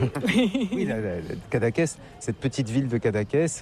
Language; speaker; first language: French; native; French